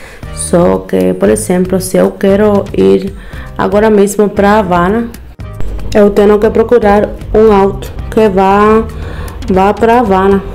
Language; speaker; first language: Portuguese; non-native, learner; Spanish